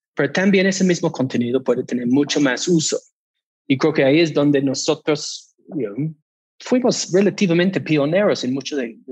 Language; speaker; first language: Spanish; non-native, fluent; English